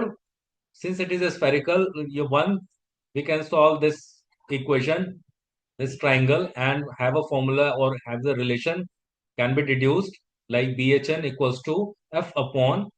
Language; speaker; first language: English; non-native, local second language; Hindi